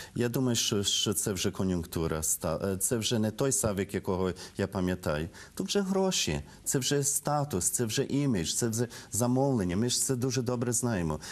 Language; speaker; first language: Ukrainian; early bilingual, heritage; Ukrainian